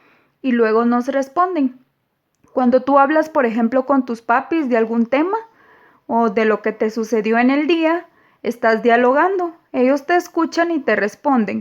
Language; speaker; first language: Spanish; native; Spanish